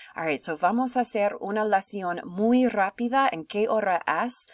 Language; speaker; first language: Spanish; non-native, fluent; English